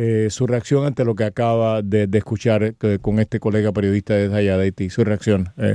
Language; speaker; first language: Spanish; native; Spanish